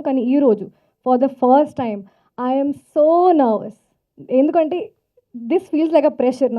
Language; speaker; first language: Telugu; non-native, fluent; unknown